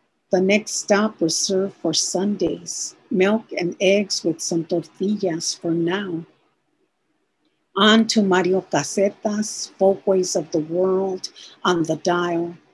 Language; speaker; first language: English; early bilingual, other home language; Spanish